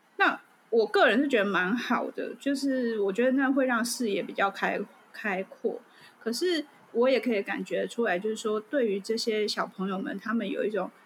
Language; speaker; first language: Chinese; native; Chinese